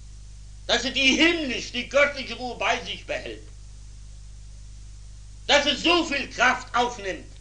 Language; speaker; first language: German; native; German